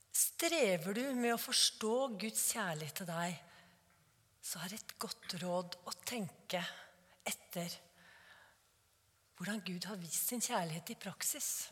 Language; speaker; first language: Norwegian; native; Norwegian